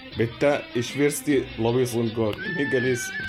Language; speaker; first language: Lithuanian; non-native, learner; Arabic